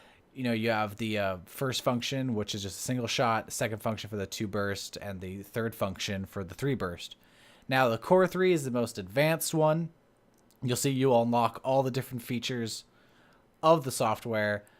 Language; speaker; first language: English; native; English